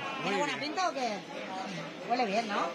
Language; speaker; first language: Spanish; native; Spanish